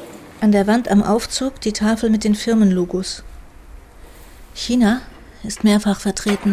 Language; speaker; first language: German; native; German